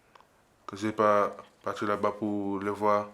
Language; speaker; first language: French; early bilingual, other home language; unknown